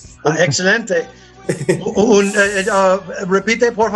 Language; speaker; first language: Spanish; non-native, learner; English